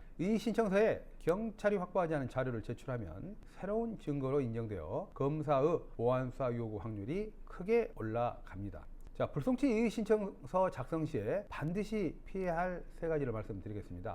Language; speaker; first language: Korean; native; Korean